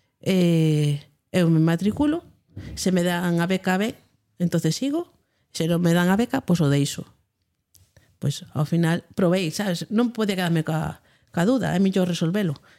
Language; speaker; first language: Galician; non-native, local second language; Spanish